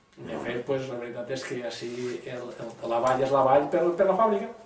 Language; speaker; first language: Spanish; non-native, local second language; Catalan